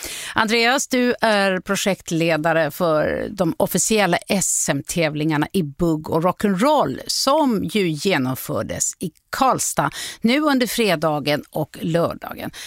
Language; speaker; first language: Swedish; native; Swedish